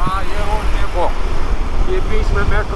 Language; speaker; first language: Hindi; non-native, local second language; Pashto